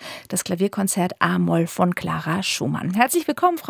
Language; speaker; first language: German; native; German